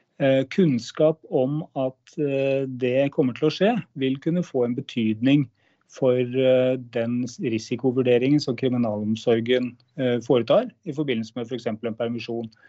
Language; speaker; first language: Norwegian; native; Norwegian